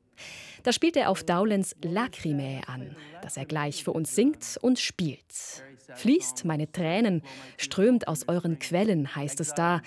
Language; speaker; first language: German; native; German